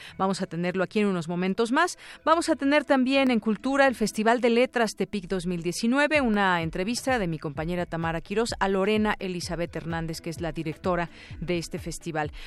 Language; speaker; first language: Spanish; native; Spanish